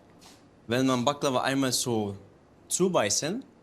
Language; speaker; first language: German; non-native, learner; Turkish